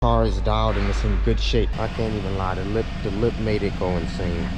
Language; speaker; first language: English; native; English